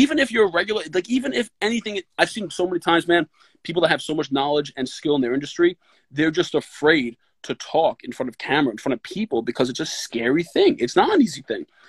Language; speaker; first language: English; native; English